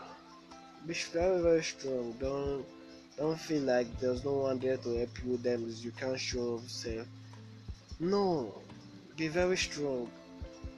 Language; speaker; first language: English; non-native, local second language; Bini